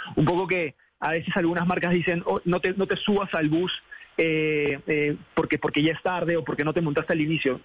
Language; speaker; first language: Spanish; native; Spanish